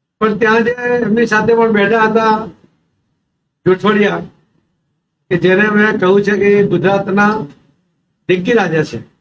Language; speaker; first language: Gujarati; non-native, local second language; Marathi